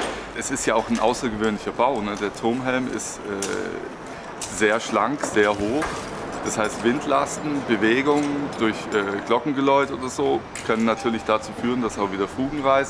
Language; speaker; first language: German; native; German